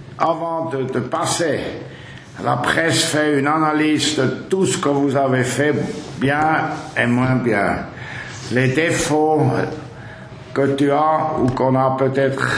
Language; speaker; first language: French; non-native, local second language; German